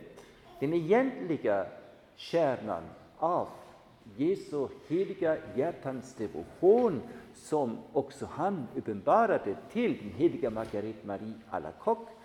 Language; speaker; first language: Swedish; non-native, fluent; German